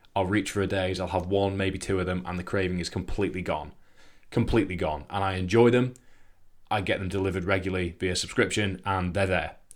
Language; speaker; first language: English; native; English